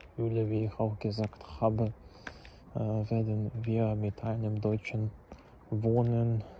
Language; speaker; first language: German; non-native, learner; Czech